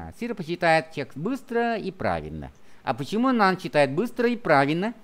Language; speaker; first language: Russian; non-native, fluent; Vietnamese